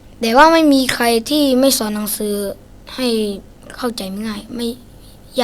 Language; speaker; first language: Thai; non-native, learner; Shan